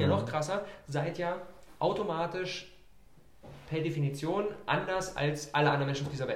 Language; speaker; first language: German; native; German